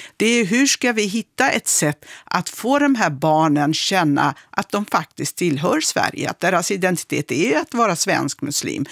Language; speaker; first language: Swedish; non-native, fluent; Kurdish